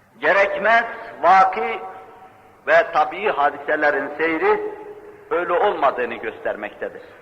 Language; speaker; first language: Turkish; native; Turkish